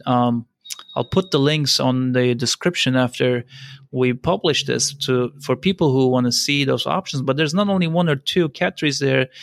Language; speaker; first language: English; non-native, fluent; Turkish